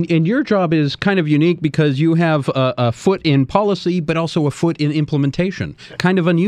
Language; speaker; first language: English; native; English